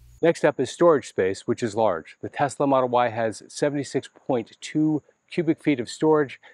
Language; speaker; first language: English; native; English